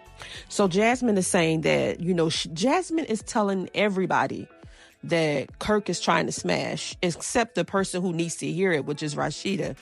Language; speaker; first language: English; native; English